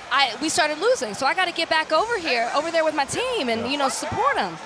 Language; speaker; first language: English; native; English